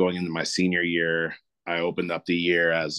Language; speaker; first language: English; native; English